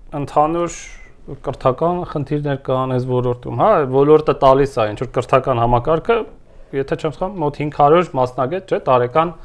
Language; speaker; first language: Armenian; native; Armenian